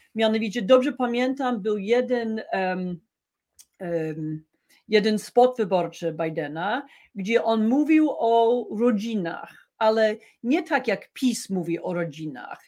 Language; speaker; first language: Polish; non-native, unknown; English